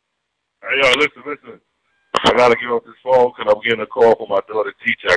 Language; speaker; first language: English; native; English